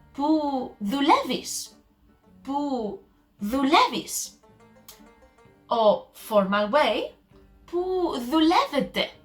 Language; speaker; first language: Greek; non-native, learner; English